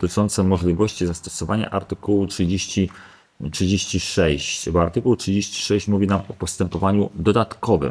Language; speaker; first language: Polish; native; Polish